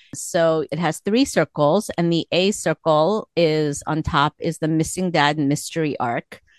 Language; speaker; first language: English; early bilingual, other home language; Korean